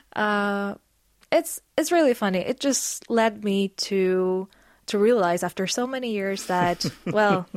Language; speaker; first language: English; non-native, fluent; Polish